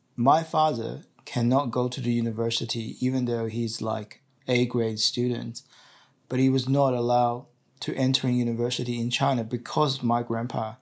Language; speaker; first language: English; non-native, fluent; Chinese